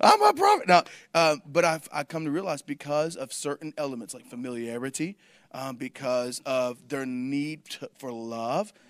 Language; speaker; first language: English; native; English